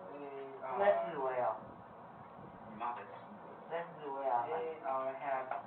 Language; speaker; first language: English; non-native, learner; Chinese